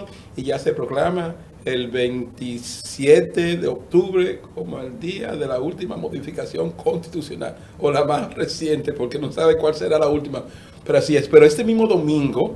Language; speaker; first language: Spanish; native; Spanish